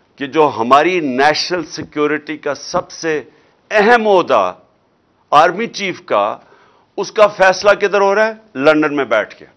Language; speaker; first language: Urdu; non-native, local second language; Punjabi